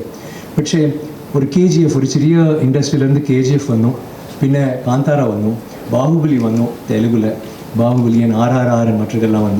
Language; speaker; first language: Malayalam; non-native, learner; Tamil